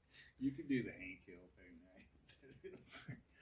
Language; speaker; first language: English; native; English